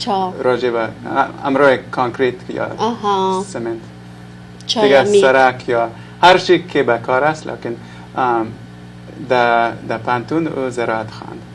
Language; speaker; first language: Persian; non-native, local second language; English